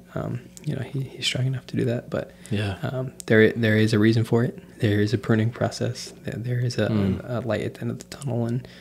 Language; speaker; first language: English; native; English